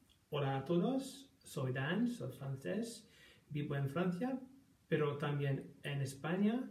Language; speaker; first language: Spanish; non-native, fluent; French